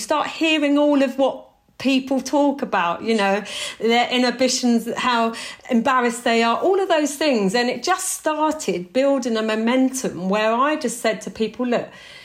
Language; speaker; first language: English; native; English